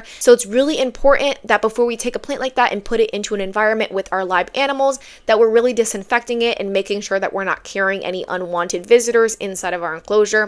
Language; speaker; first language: English; native; English